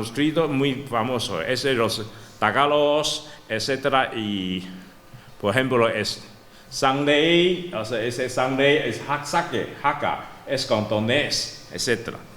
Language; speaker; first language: Spanish; non-native, learner; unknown